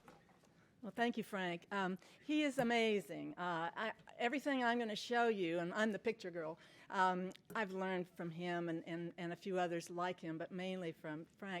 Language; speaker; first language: English; native; English